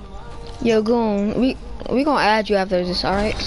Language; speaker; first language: English; native; English